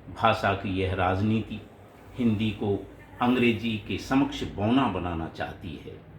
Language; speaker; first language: Hindi; native; Hindi